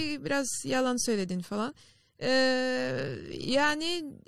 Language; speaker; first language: Turkish; non-native, fluent; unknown